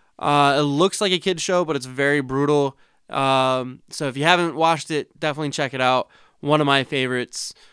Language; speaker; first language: English; native; English